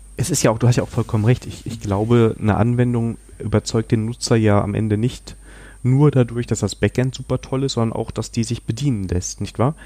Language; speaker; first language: German; native; German